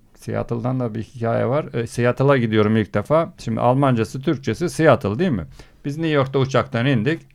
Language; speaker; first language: Turkish; early bilingual, heritage; Turkish